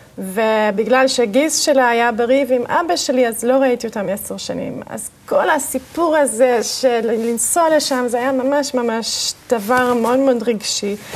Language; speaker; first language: Hebrew; early bilingual, other home language; English